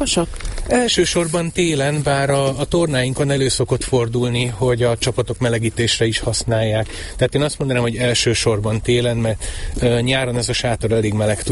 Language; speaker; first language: Hungarian; native; Hungarian